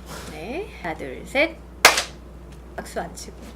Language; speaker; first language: Korean; native; Korean